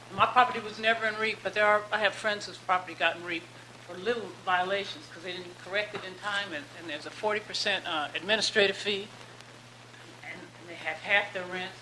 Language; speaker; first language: English; native; English